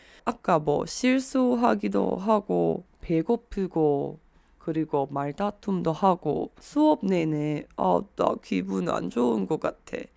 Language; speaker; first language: Korean; non-native, fluent; Chinese